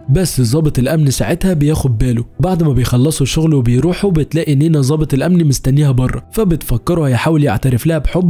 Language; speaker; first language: Arabic; native; Arabic